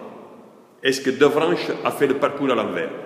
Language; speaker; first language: French; non-native, fluent; Italian